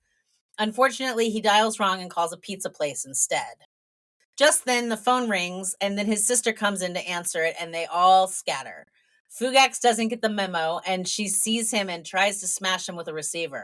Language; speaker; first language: English; native; English